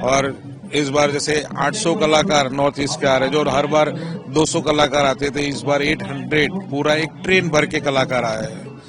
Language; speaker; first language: Hindi; non-native, local second language; Gujarati